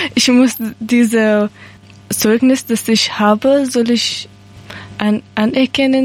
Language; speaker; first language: German; non-native, learner; Persian